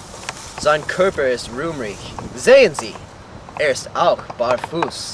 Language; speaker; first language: German; non-native, learner; English